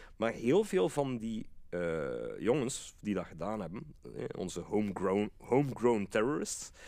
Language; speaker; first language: Dutch; native; Dutch